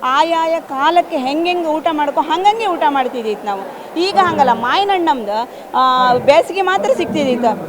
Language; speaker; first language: Kannada; native; Kannada